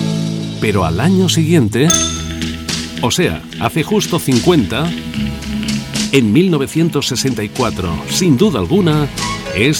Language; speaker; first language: Spanish; native; Spanish